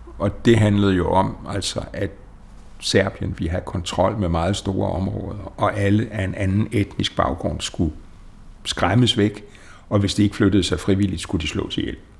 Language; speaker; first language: Danish; native; Danish